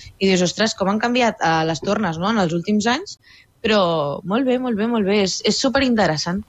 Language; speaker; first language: Catalan; early bilingual, other home language; Arabic